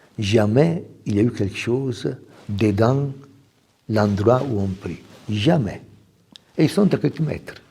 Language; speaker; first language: French; non-native, fluent; Italian